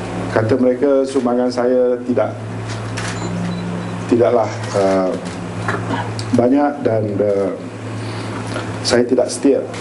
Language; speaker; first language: Malay; native; Malay